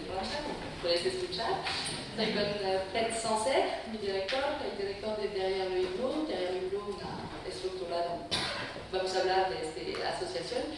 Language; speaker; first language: Spanish; non-native, fluent; French